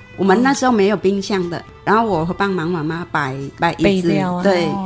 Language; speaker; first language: Chinese; non-native, fluent; Vietnamese